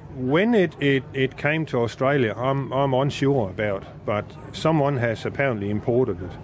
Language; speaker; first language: English; non-native, fluent; Danish